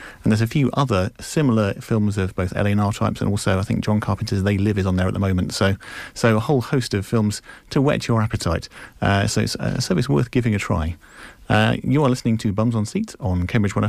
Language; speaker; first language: English; native; English